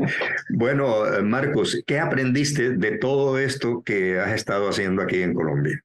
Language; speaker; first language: Spanish; native; Spanish